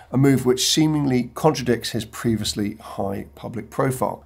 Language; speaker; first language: English; native; English